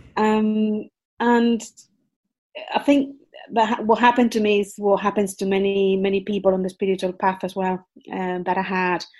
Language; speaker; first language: English; non-native, fluent; Spanish